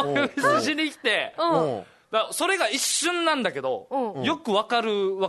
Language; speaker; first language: Japanese; native; Japanese